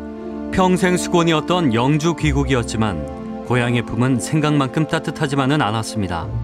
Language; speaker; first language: Korean; native; Korean